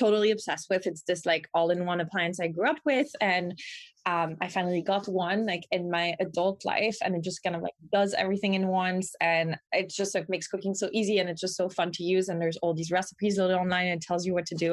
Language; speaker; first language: English; non-native, fluent; French